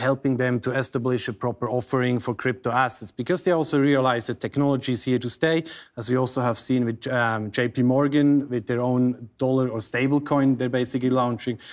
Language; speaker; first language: English; non-native, fluent; German